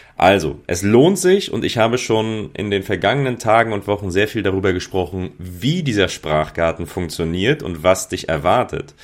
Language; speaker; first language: German; native; German